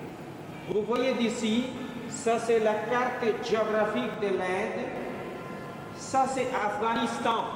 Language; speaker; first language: French; non-native, local second language; Hindi